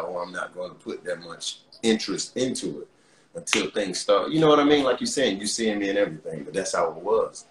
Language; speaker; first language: English; native; English